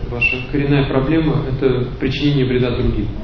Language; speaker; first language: Russian; native; Russian